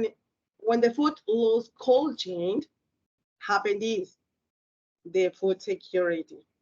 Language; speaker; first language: English; non-native, learner; Spanish